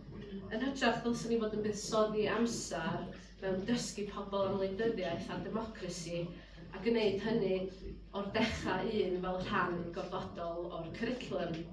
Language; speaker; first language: Welsh; native; Welsh